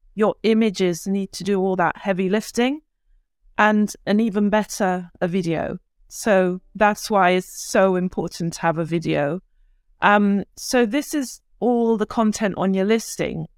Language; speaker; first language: English; early bilingual, other home language; Turkish